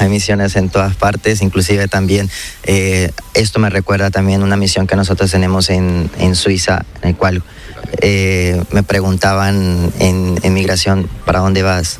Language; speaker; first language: Spanish; native; Spanish